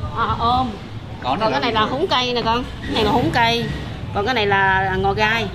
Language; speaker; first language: Vietnamese; native; Vietnamese